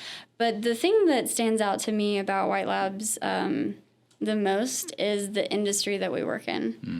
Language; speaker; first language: English; native; English